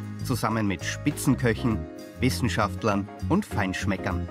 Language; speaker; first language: German; native; German